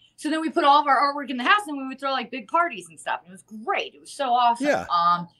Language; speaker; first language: English; native; English